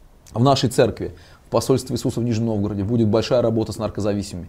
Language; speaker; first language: Russian; native; Russian